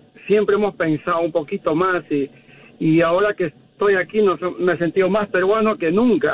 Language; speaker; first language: Spanish; native; Spanish